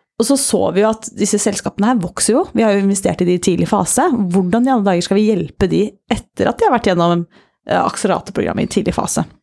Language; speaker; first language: Norwegian; native; Norwegian